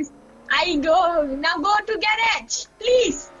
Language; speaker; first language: English; non-native, learner; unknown